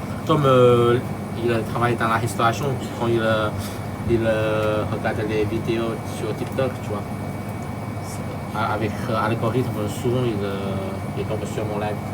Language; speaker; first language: French; non-native, local second language; Chinese